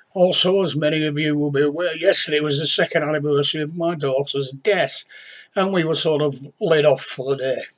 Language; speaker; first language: English; native; English